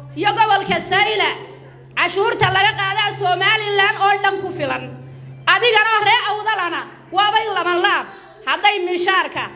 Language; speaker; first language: Somali; native; Somali